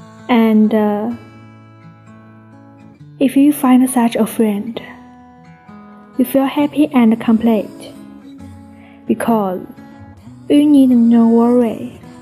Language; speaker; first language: English; non-native, learner; Chinese